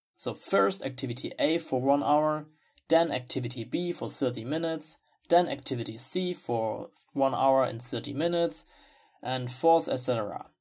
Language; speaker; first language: English; non-native, fluent; German